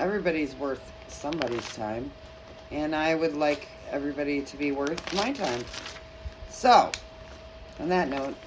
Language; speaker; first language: English; native; English